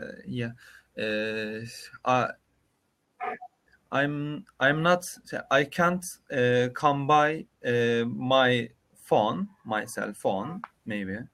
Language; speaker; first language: English; non-native, learner; Turkish